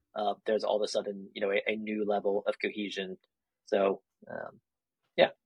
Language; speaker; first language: English; native; English